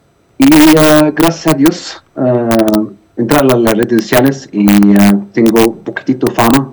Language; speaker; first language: Spanish; non-native, learner; Arabic